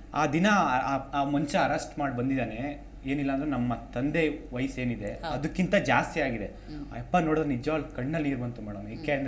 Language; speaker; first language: Kannada; native; Kannada